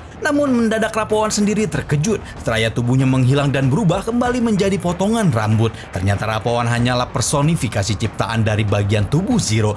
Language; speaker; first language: Indonesian; native; Indonesian